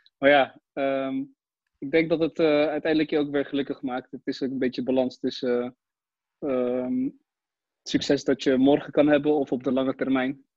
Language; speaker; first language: Dutch; early bilingual, other home language; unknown